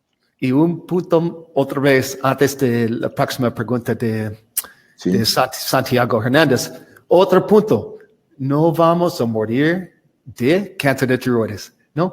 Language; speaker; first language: Spanish; non-native, learner; English